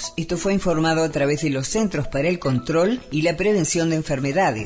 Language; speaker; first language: Spanish; native; Spanish